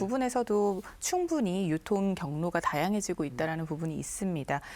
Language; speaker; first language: Korean; native; Korean